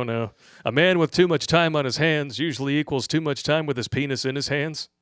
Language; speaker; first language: English; native; English